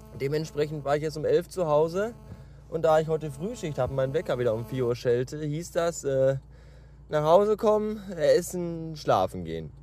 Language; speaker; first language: German; native; German